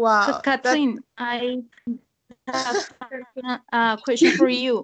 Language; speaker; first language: English; non-native, learner; Spanish